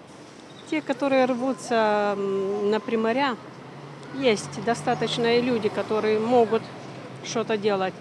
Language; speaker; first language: Russian; non-native, local second language; Romanian